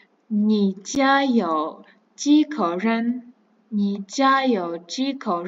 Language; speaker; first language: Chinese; non-native, fluent; Kazakh